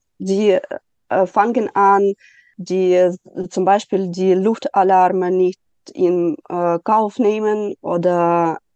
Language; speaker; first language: German; non-native, fluent; Ukrainian